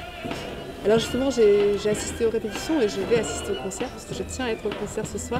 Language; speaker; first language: French; native; French